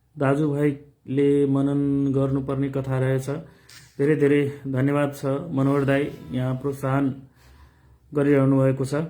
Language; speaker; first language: Nepali; non-native, local second language; Maithili